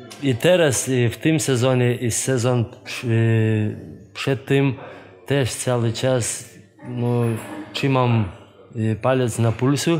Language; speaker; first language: Polish; non-native, fluent; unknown